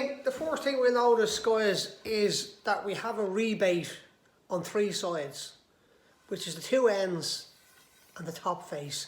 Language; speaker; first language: English; native; English